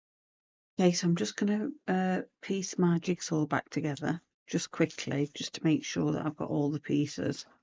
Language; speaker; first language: English; native; English